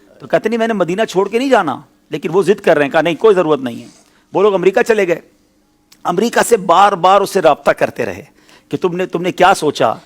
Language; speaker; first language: Urdu; native; Urdu